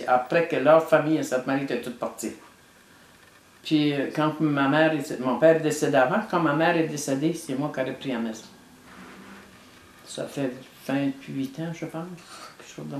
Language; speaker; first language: French; native; French